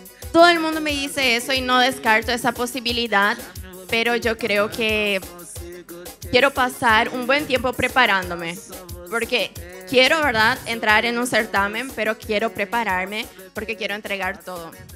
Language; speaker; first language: Spanish; non-native, local second language; Portuguese